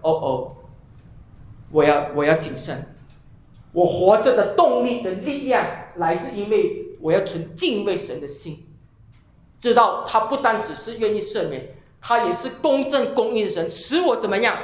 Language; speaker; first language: Chinese; native; Chinese